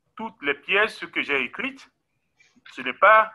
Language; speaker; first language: French; non-native, local second language; Ewe